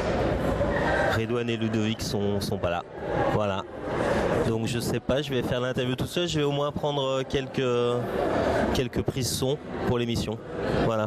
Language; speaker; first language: French; native; French